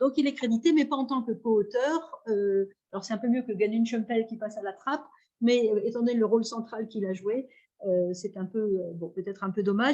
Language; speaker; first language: French; native; French